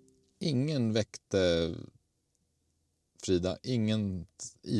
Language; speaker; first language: Swedish; native; Swedish